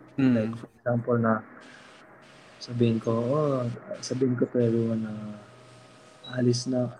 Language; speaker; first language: Filipino; early bilingual, heritage; Filipino